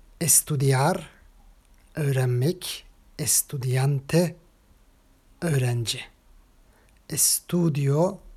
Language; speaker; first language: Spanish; non-native, fluent; Turkish